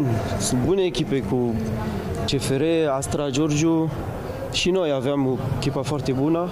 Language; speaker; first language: Romanian; non-native, learner; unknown